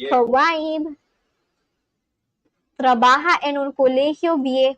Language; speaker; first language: Spanish; non-native, learner; Bangla